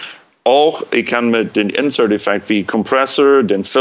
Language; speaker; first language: German; non-native, fluent; English